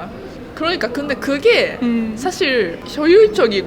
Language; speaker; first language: Korean; non-native, fluent; Japanese